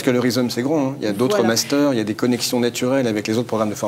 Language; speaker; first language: French; native; French